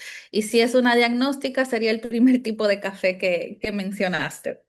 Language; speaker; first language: Spanish; native; Spanish